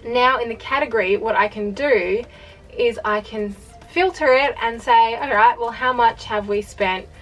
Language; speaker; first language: English; native; English